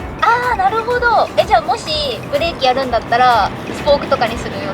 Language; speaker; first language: Japanese; native; Japanese